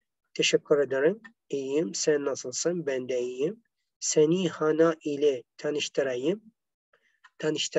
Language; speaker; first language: Turkish; non-native, fluent; Arabic